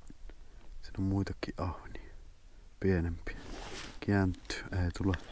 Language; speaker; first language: Finnish; native; Finnish